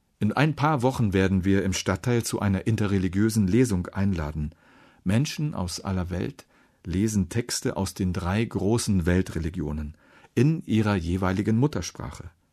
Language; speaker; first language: German; native; German